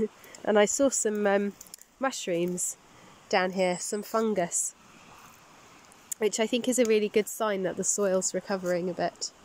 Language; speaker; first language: English; native; English